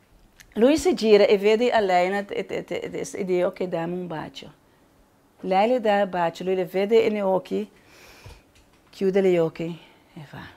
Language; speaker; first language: Italian; non-native, learner; Spanish